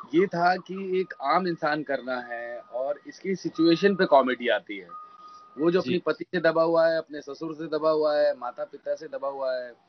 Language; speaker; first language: Hindi; native; Hindi